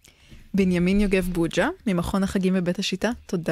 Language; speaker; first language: Hebrew; native; Hebrew